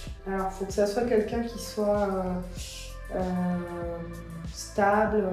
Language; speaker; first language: French; early bilingual, other home language; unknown